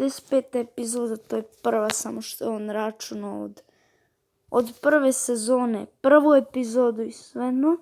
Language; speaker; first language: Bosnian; early bilingual, heritage; Croatian